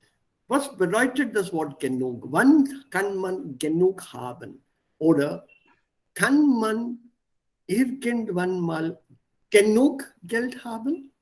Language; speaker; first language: German; non-native, fluent; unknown